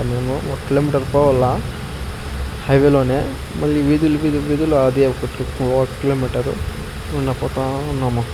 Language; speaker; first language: Telugu; non-native, local second language; Urdu